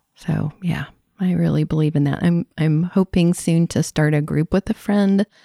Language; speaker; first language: English; native; English